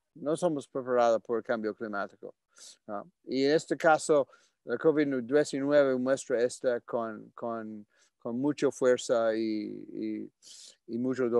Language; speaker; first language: Spanish; non-native, fluent; English